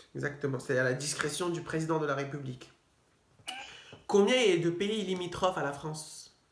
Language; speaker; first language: French; native; French